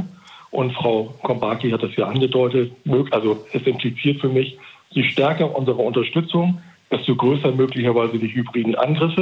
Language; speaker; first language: German; native; German